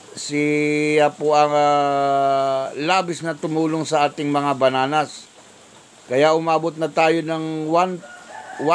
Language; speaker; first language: Filipino; non-native, local second language; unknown